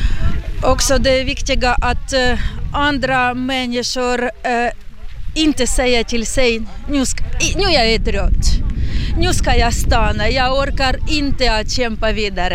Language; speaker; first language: Swedish; non-native, learner; Ukrainian